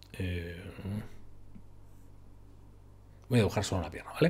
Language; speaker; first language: Spanish; native; Spanish